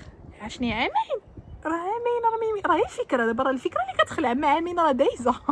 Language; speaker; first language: Arabic; native; Arabic